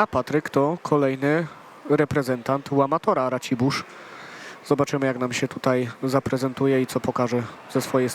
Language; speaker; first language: Polish; native; Polish